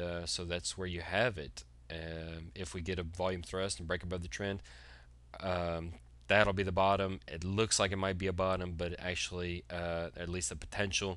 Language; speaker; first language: English; native; English